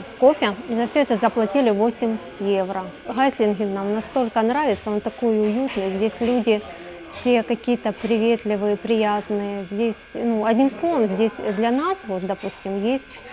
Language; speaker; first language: Russian; native; Russian